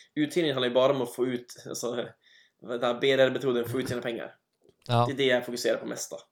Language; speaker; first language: Swedish; native; Swedish